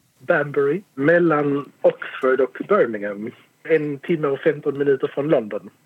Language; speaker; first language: Swedish; native; Swedish